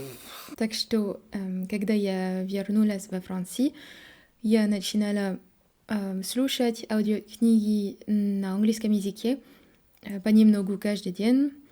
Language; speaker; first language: Russian; non-native, learner; French